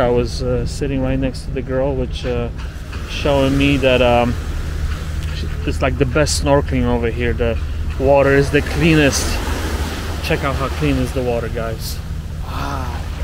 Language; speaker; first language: English; non-native, fluent; Polish